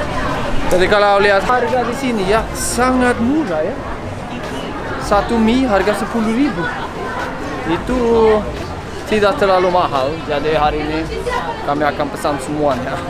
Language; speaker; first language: Indonesian; non-native, fluent; Norwegian